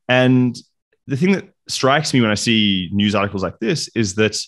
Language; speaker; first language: English; native; English